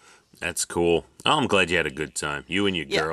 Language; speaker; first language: English; native; English